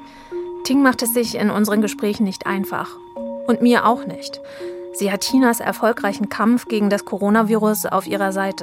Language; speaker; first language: German; native; German